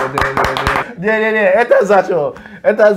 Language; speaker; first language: Russian; non-native, learner; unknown